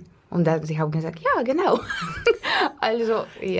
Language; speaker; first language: German; non-native, learner; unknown